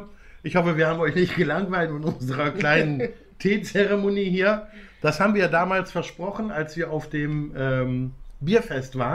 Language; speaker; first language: German; native; German